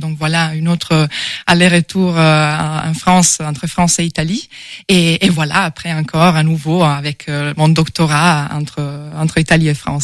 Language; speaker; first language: French; non-native, fluent; Italian